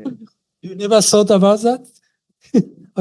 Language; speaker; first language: English; non-native, fluent; Japanese